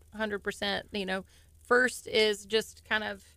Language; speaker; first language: English; native; English